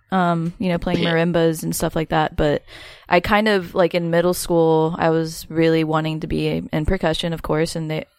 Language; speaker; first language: English; native; English